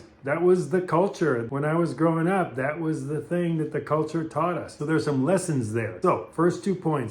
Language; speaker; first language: English; native; English